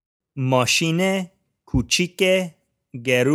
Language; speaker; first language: Persian; non-native, learner; English